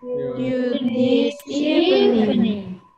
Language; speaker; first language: English; non-native, learner; Indonesian